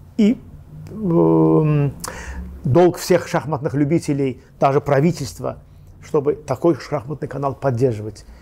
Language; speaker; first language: Russian; non-native, local second language; Azerbaijani